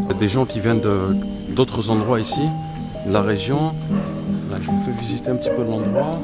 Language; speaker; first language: French; native; French